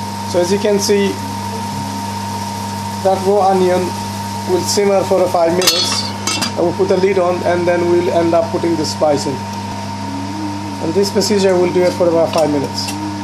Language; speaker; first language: English; non-native, local second language; Sylheti